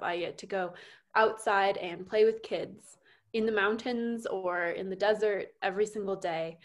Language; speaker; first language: English; native; English